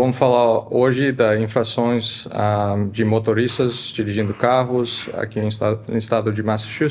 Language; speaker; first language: Portuguese; early bilingual, heritage; Portuguese